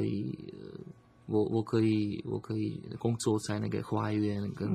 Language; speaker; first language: Chinese; non-native, learner; Slovak